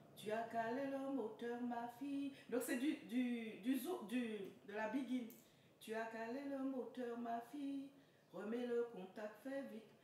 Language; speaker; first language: French; native; French